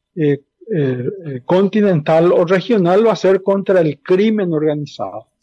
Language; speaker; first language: Spanish; native; Spanish